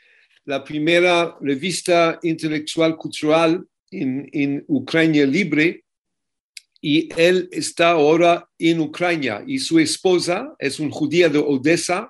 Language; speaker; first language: Spanish; non-native, fluent; English